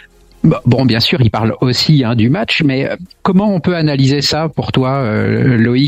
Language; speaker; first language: French; native; French